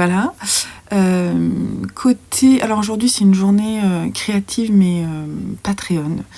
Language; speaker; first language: French; native; French